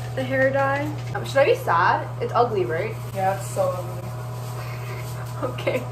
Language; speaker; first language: English; native; English